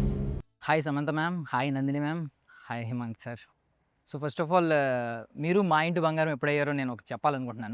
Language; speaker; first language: Telugu; native; Telugu